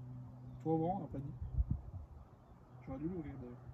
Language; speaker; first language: French; native; French